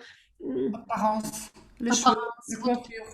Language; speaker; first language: French; non-native, learner; Russian